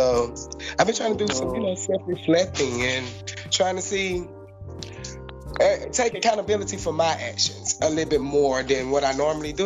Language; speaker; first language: English; native; English